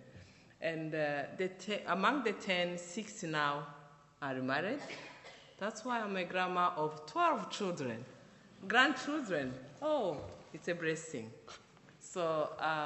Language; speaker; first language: English; non-native, local second language; Kinyarwanda